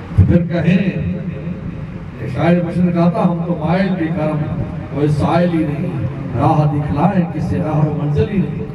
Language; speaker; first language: Urdu; non-native, local second language; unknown